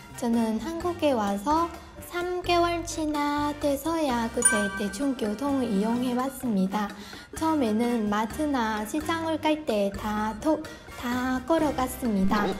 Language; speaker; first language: Korean; non-native, fluent; Vietnamese